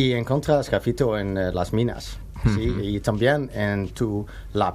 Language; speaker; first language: Spanish; non-native, learner; Dutch